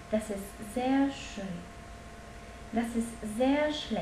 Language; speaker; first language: German; non-native, fluent; Polish